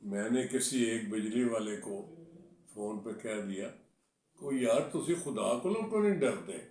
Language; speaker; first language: Urdu; non-native, local second language; Punjabi